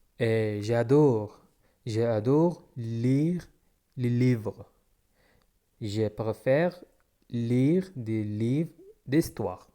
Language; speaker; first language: French; non-native, fluent; Pashto